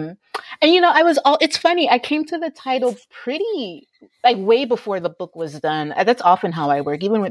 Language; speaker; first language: English; native; English